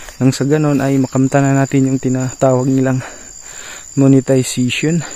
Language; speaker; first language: Filipino; non-native, local second language; Cebuano